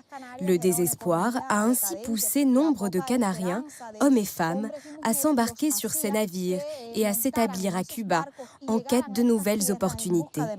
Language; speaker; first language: French; native; French